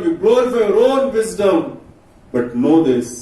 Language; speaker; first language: English; non-native, local second language; Telugu